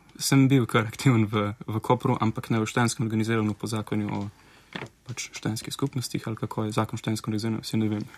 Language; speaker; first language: Slovenian; native; Slovenian